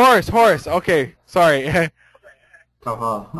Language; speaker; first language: English; non-native, fluent; Portuguese